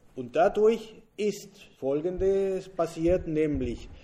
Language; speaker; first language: German; non-native, fluent; Spanish